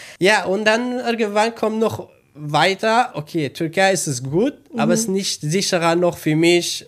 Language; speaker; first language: German; non-native, learner; Kurdish